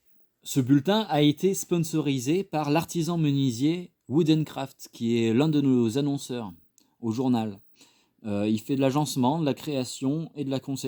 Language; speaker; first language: French; native; French